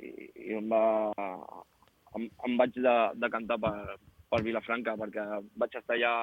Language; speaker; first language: Catalan; non-native, local second language; Spanish